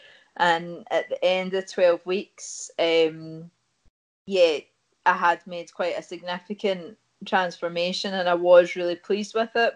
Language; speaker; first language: English; native; English